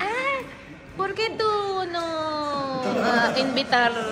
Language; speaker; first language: Spanish; non-native, learner; Filipino